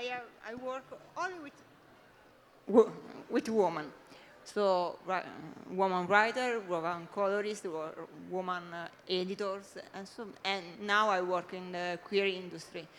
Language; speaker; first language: English; non-native, learner; Italian